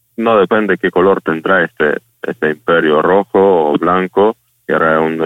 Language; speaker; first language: Spanish; non-native, fluent; Ukrainian